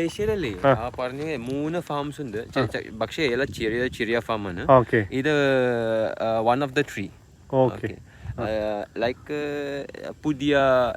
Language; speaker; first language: Malayalam; non-native, learner; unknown